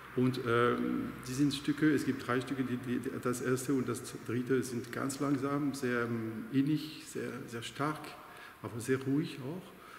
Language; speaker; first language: German; non-native, fluent; French